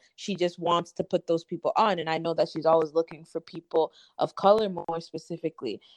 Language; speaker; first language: English; native; English